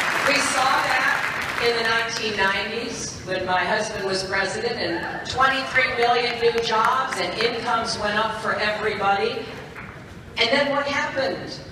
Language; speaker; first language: English; native; English